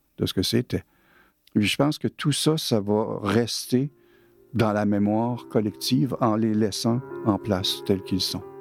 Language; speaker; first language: French; native; French